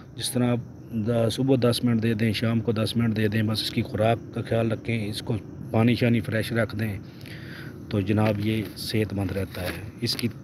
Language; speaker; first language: Urdu; non-native, local second language; Punjabi